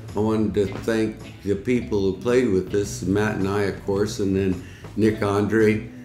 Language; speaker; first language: English; native; English